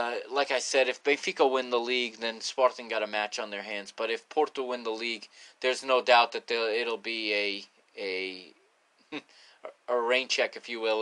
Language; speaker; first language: English; early bilingual, other home language; Portuguese